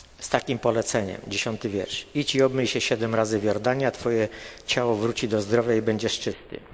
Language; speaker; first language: Polish; native; Polish